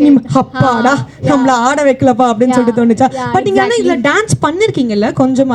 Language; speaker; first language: Tamil; native; Tamil